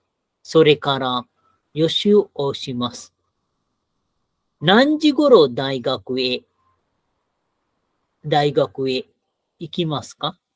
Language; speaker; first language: Japanese; non-native, fluent; Sinhala